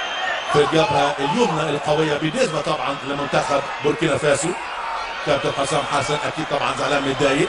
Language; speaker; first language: Arabic; native; Arabic